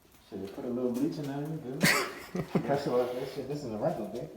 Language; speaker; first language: English; native; English